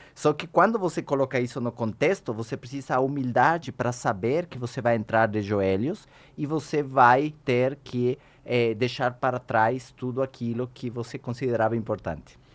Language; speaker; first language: Portuguese; non-native, fluent; Spanish